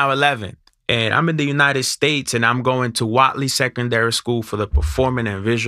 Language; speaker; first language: English; non-native, fluent; Spanish